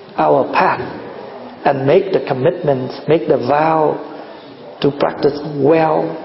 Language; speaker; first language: English; non-native, fluent; Vietnamese